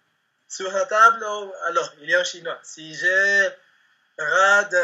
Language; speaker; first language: French; non-native, learner; Spanish